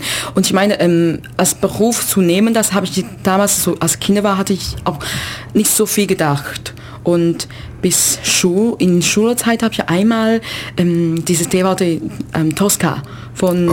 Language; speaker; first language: German; non-native, learner; Chinese